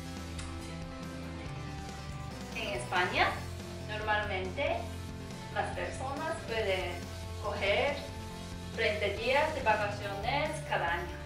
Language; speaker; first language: Spanish; non-native, learner; Japanese